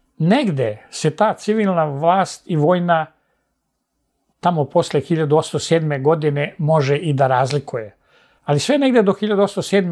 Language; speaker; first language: Serbian; native; Serbian